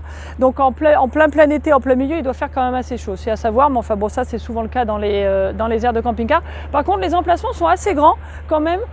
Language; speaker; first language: French; native; French